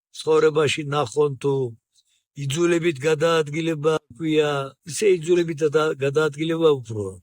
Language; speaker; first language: Georgian; non-native, local second language; Svan